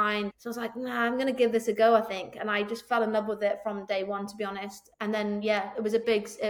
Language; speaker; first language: English; native; English